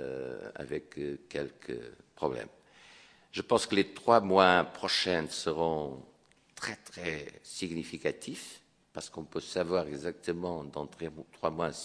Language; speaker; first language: French; non-native, fluent; Portuguese